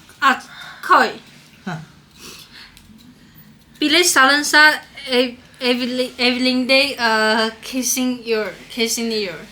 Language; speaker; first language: Turkish; non-native, learner; Chinese